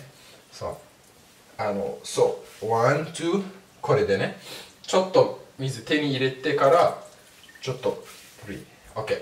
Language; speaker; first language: Japanese; non-native, fluent; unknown